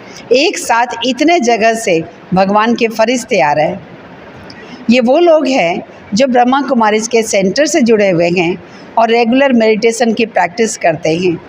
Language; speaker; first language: Hindi; native; Hindi